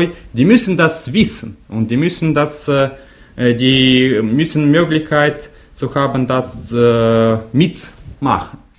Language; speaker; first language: German; non-native, fluent; Russian